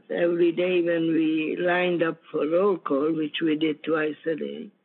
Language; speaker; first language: English; non-native, fluent; Ukrainian